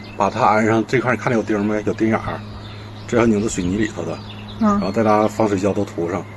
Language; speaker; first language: Chinese; native; Chinese